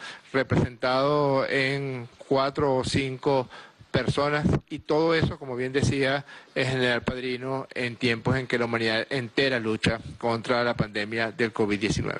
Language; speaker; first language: Spanish; native; Spanish